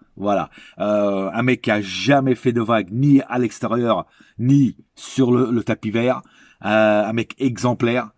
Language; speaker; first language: French; native; French